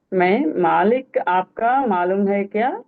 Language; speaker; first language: Hindi; non-native, learner; Telugu